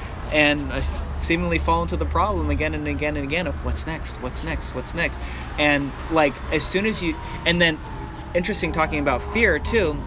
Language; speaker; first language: English; native; English